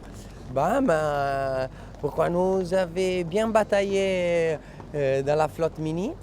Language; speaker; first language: French; non-native, fluent; Italian